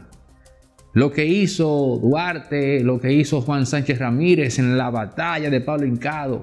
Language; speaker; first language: Spanish; native; Spanish